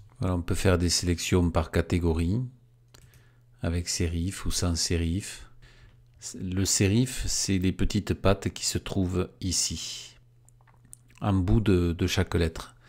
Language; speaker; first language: French; native; French